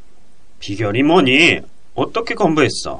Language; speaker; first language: Korean; non-native, fluent; Japanese